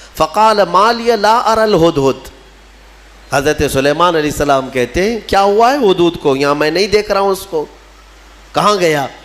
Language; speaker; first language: Urdu; native; Urdu